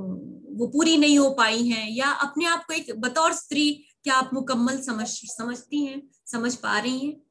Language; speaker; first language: Hindi; native; Hindi